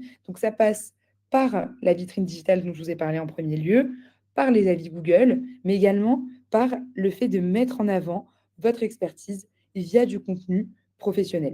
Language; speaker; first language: French; native; French